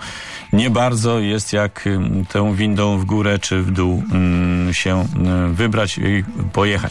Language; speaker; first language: Polish; native; Polish